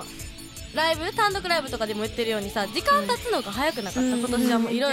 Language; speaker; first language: Japanese; native; Japanese